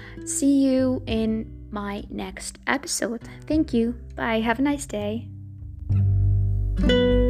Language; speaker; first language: English; non-native, fluent; Arabic